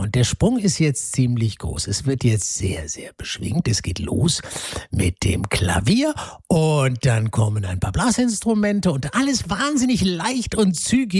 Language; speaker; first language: German; native; German